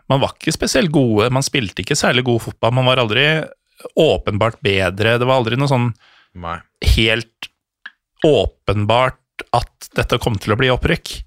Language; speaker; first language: Norwegian; native; Norwegian